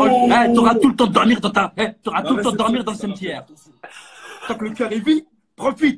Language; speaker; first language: French; native; French